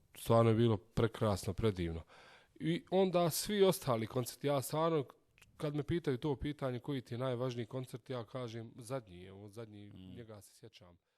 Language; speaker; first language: Bosnian; native; Bosnian